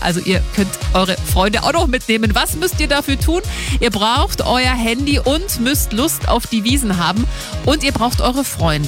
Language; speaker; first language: German; native; German